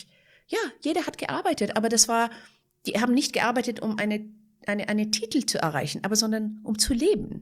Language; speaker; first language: German; non-native, fluent; Persian